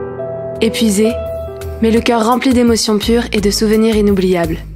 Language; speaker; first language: French; native; French